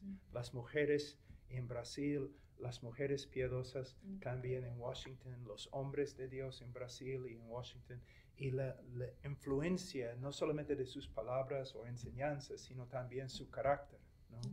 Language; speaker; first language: Spanish; non-native, fluent; English